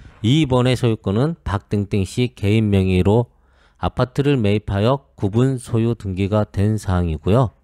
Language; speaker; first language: Korean; native; Korean